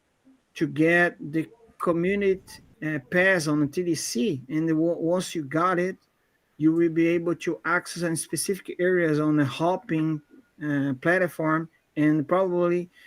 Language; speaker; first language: English; non-native, fluent; Portuguese